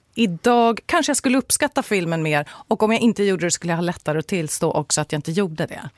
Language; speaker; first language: Swedish; native; Swedish